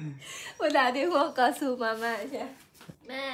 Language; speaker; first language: Chinese; non-native, learner; Lao